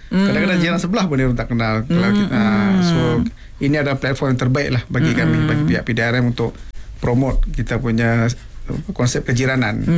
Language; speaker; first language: Malay; non-native, local second language; Tamil